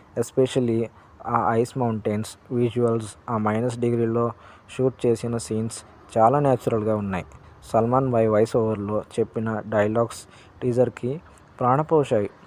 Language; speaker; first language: Telugu; non-native, learner; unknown